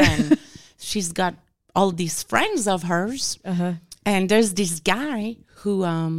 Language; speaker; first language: English; non-native, fluent; French